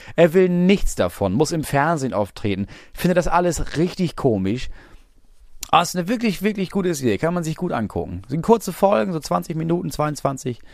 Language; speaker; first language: German; native; German